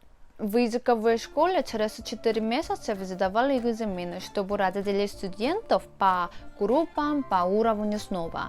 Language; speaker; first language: Russian; non-native, fluent; Korean